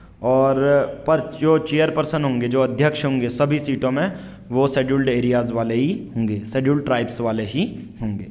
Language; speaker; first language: Hindi; native; Hindi